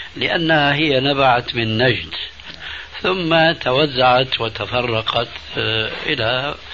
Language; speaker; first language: Arabic; early bilingual, other home language; Albanian